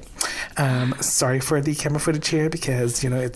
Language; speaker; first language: English; non-native, local second language; Filipino